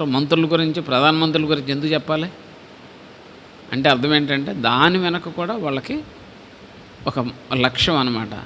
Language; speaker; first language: Telugu; native; Telugu